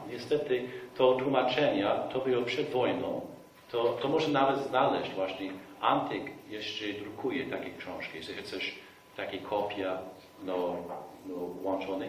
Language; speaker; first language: Polish; non-native, fluent; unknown